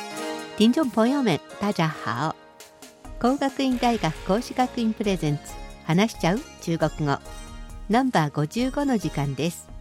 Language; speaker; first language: Japanese; native; Japanese